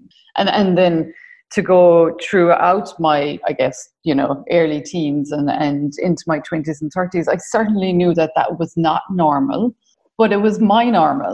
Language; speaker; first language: English; native; English